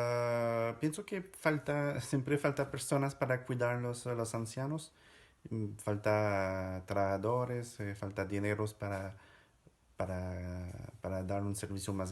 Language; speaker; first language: Spanish; non-native, fluent; French